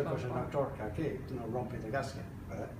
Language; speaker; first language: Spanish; non-native, learner; English